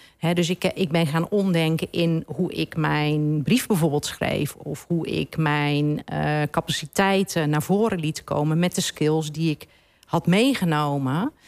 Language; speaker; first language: Dutch; native; Dutch